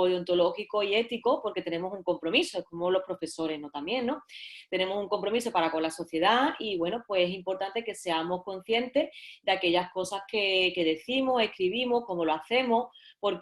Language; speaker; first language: Spanish; native; Spanish